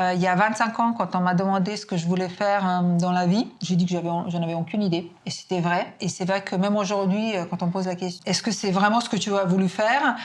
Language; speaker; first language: French; non-native, fluent; Serbian